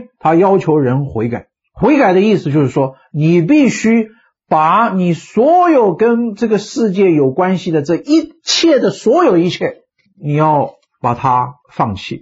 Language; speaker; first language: Chinese; native; Chinese